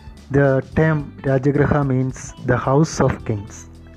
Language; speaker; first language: English; non-native, local second language; Malayalam